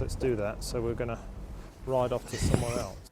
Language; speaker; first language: English; native; English